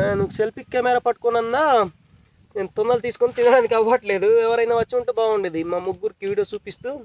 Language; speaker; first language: Telugu; non-native, local second language; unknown